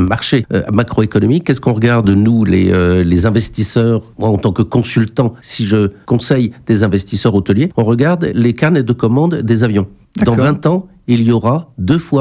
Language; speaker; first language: French; native; French